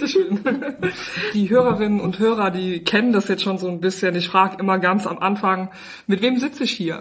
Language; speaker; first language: German; native; German